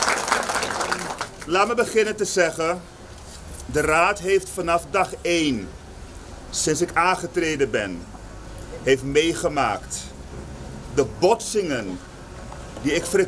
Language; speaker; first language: Dutch; native; Dutch